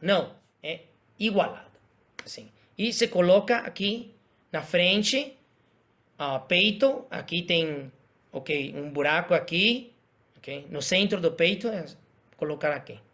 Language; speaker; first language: Portuguese; non-native, fluent; Spanish